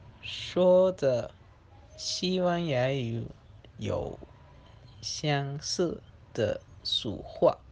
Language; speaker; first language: Chinese; non-native, learner; Spanish